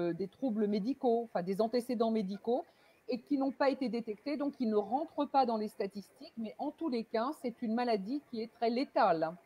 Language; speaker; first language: French; native; French